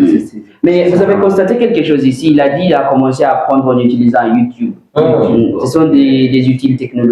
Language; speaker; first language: French; non-native, fluent; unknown